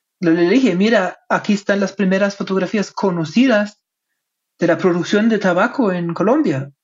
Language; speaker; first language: Spanish; non-native, fluent; German